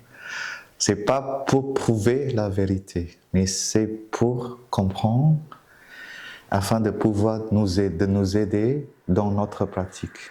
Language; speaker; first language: French; non-native, fluent; Vietnamese